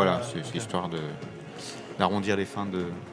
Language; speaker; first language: French; native; French